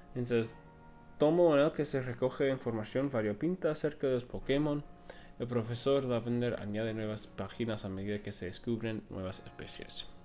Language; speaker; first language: Spanish; non-native, fluent; English